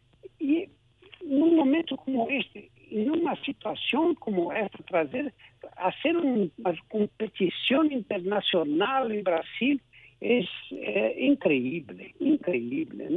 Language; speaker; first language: Spanish; non-native, local second language; Portuguese